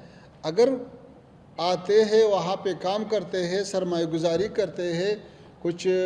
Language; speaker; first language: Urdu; non-native, fluent; Pashto